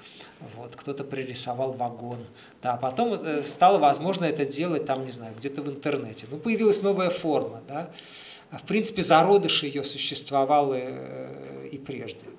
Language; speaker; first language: Russian; native; Russian